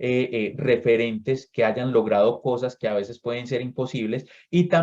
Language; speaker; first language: Spanish; native; Spanish